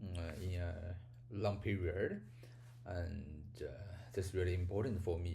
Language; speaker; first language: English; non-native, learner; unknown